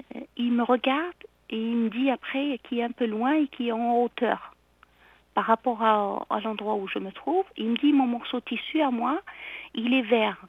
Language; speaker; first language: French; non-native, local second language; Arabic